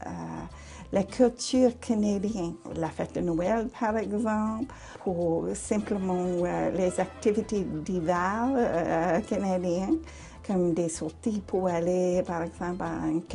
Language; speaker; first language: French; non-native, fluent; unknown